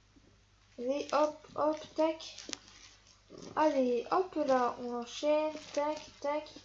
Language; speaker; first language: French; native; French